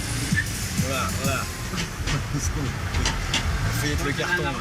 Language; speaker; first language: French; native; French